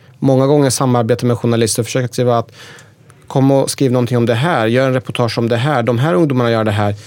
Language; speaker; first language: Swedish; early bilingual, other home language; Persian